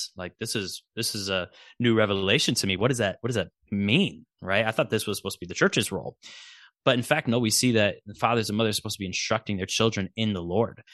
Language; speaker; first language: English; native; English